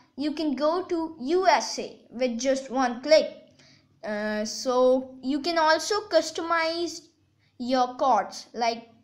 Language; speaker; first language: English; non-native, local second language; Hindi